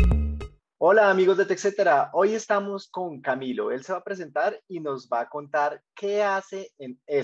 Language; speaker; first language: Spanish; native; Spanish